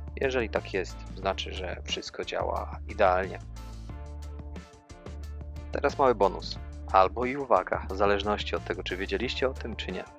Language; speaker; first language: Polish; native; Polish